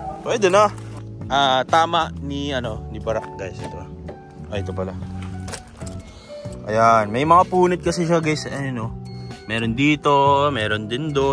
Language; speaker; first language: Filipino; native; Filipino